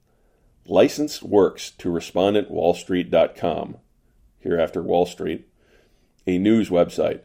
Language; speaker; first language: English; native; English